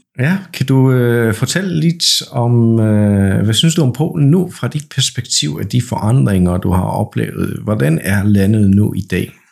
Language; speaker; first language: Danish; non-native, fluent; Polish